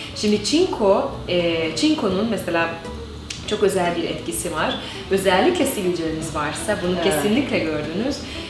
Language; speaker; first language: Turkish; non-native, fluent; Hungarian